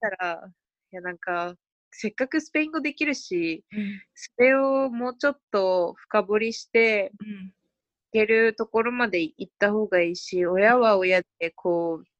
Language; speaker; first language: Japanese; early bilingual, other home language; Spanish